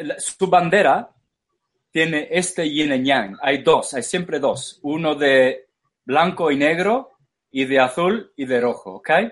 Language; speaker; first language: Spanish; non-native, fluent; English